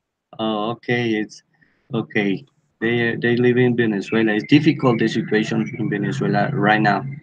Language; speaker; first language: English; non-native, learner; Spanish